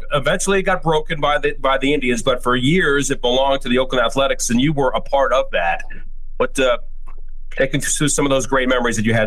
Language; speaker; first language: English; native; English